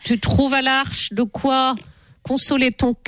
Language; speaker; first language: French; native; French